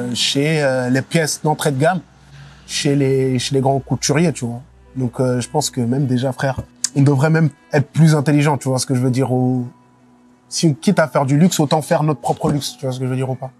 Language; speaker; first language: French; native; French